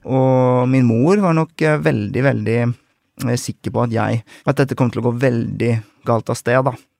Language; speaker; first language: Norwegian; early bilingual, other home language; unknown